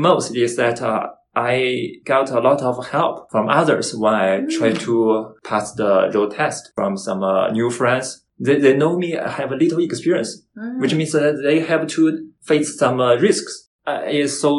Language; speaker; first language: English; non-native, learner; Chinese